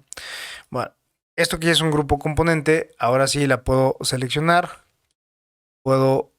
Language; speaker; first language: Spanish; native; Spanish